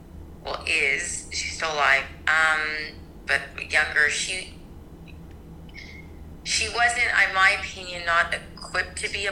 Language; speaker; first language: English; native; English